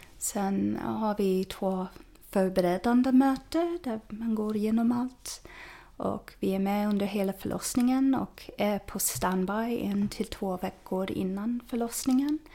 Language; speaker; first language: Swedish; non-native, fluent; English